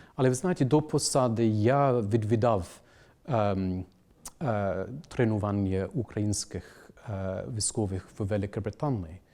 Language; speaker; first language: Ukrainian; non-native, fluent; English